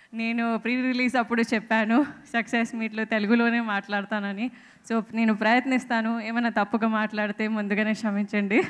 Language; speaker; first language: Telugu; non-native, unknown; Marathi